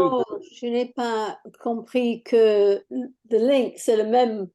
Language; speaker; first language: French; non-native, learner; English